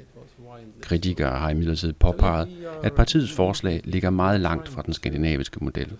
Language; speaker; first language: Danish; native; Danish